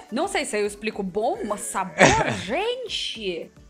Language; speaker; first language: Portuguese; non-native, learner; Russian